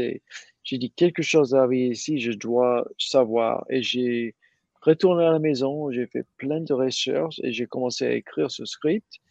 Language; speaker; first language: French; non-native, learner; English